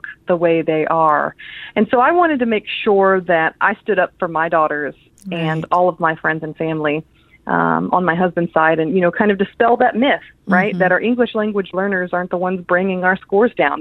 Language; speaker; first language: English; native; English